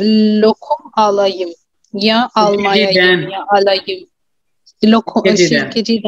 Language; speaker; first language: Turkish; non-native, learner; Urdu